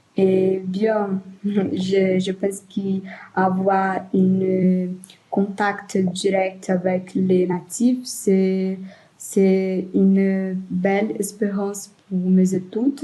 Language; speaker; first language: French; non-native, learner; Portuguese